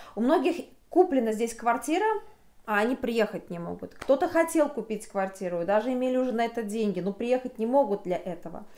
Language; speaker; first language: Russian; native; Russian